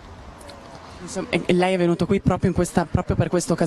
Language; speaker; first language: Italian; native; Italian